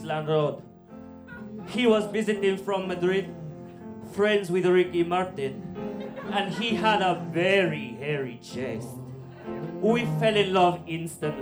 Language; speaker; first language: English; non-native, fluent; Romanian